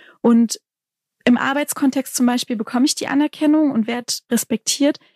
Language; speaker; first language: German; native; German